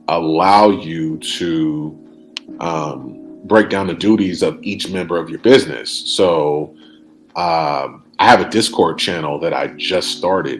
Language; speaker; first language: English; native; English